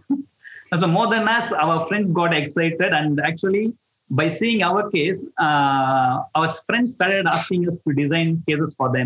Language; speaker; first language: English; non-native, local second language; Tamil